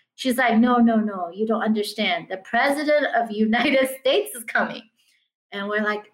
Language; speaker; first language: English; early bilingual, other home language; Chinese